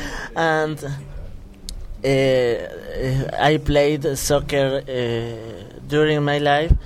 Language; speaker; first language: English; non-native, fluent; Spanish